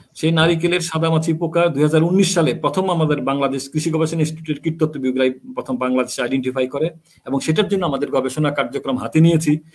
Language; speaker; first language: Bangla; native; Bangla